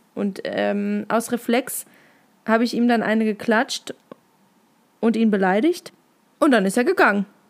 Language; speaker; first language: German; native; German